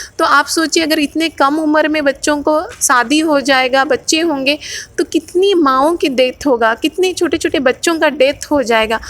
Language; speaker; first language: Hindi; non-native, local second language; Odia